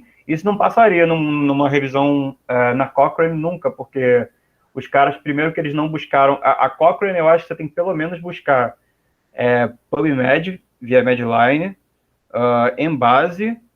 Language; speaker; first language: Portuguese; native; Portuguese